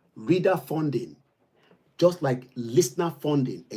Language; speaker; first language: English; non-native, local second language; Yoruba